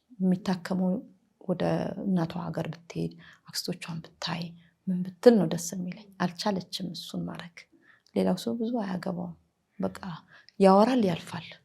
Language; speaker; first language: Amharic; native; Amharic